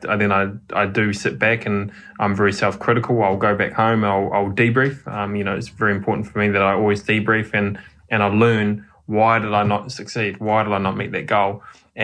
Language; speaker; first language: English; native; English